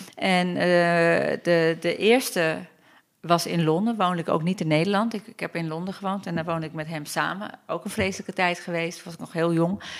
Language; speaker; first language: Dutch; early bilingual, other home language; Turkish